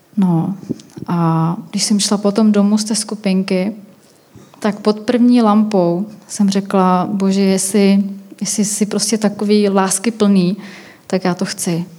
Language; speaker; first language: Czech; native; Czech